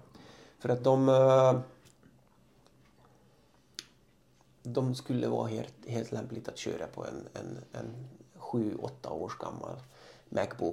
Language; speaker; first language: Swedish; non-native, fluent; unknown